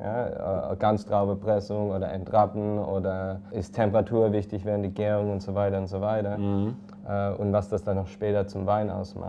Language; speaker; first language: German; early bilingual, heritage; English